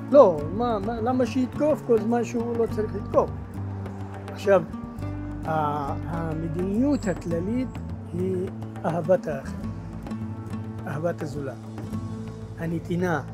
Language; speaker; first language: Hebrew; non-native, local second language; Arabic